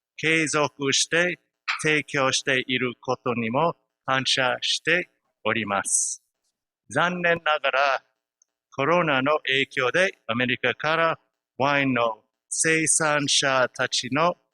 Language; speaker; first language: Japanese; non-native, fluent; English